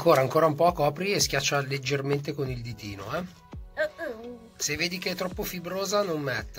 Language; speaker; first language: Italian; native; Italian